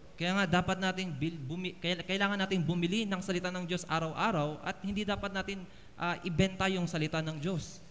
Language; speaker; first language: Filipino; native; Filipino